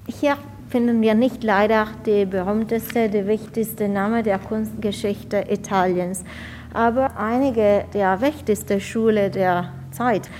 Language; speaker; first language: German; non-native, fluent; Italian